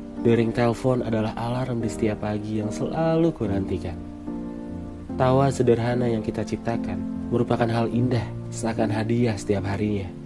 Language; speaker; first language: Indonesian; native; Indonesian